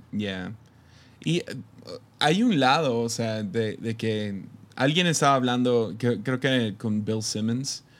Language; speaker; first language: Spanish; early bilingual, heritage; Spanish